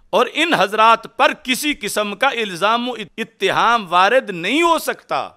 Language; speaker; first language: Urdu; non-native, local second language; Punjabi